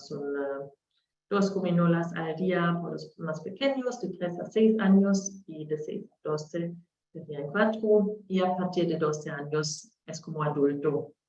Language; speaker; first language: Spanish; non-native, learner; German